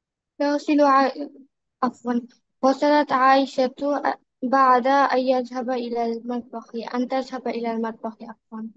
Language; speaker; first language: Arabic; non-native, learner; Bangla